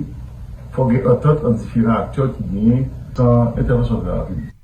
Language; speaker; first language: Haitian Creole; native; Haitian Creole